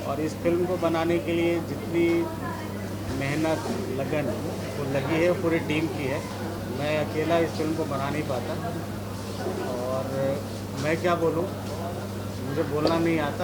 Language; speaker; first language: Hindi; native; Hindi